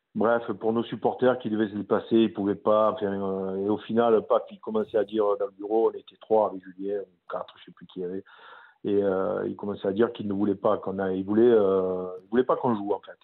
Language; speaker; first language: French; native; French